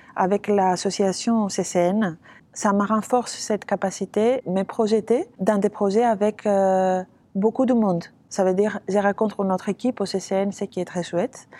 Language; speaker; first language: French; non-native, fluent; Greek